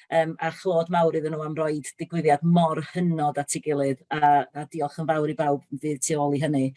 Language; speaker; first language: Welsh; native; Welsh